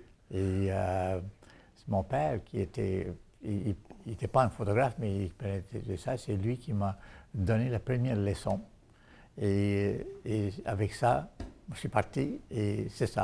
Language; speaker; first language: French; non-native, fluent; Bangla